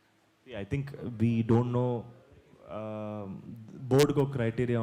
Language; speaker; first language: Telugu; native; Telugu